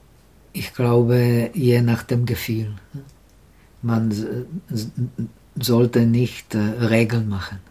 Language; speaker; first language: German; non-native, learner; Czech